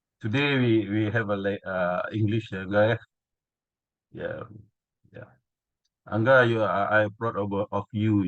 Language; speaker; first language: English; non-native, learner; Indonesian